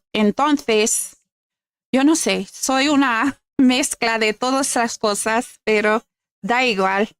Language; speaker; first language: Spanish; non-native, learner; English